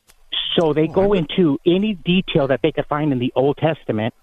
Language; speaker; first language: English; non-native, fluent; Spanish